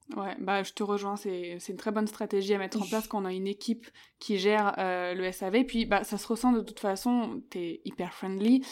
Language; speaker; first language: French; native; French